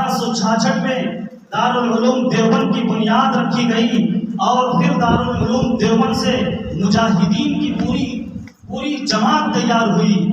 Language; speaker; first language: Urdu; native; Urdu